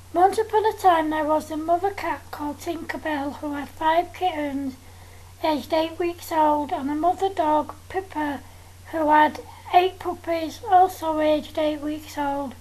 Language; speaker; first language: English; native; English